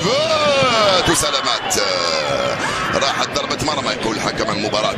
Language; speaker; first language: Arabic; native; Arabic